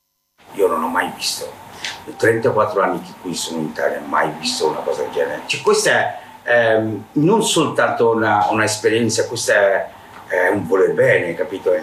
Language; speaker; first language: Italian; non-native, fluent; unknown